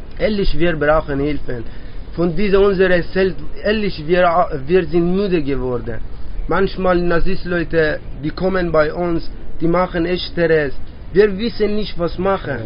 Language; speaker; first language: German; non-native, learner; Persian